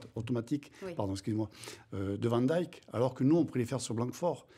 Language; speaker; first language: French; native; French